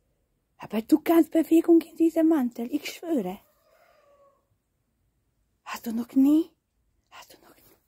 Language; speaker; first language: German; non-native, learner; Hungarian